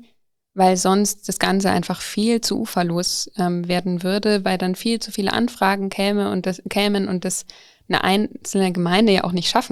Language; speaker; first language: German; native; German